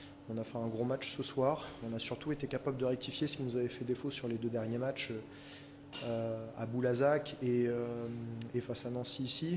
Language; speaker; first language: French; native; French